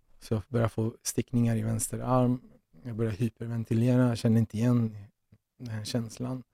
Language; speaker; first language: Swedish; early bilingual, other home language; Persian